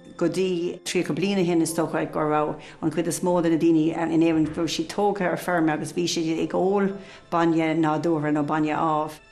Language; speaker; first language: Irish; non-native, local second language; English